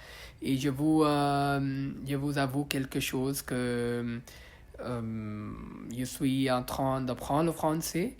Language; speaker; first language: French; non-native, learner; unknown